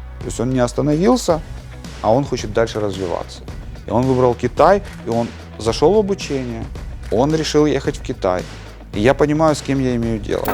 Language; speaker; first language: Russian; native; Russian